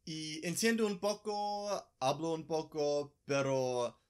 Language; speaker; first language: Spanish; non-native, learner; English